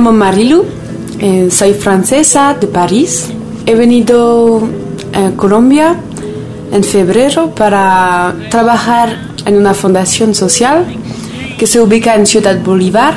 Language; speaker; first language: Spanish; non-native, fluent; French